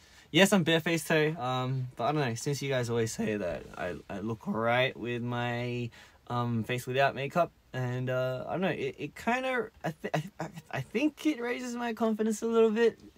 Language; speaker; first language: English; early bilingual, other home language; Korean